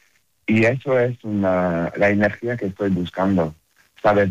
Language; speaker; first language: Spanish; non-native, learner; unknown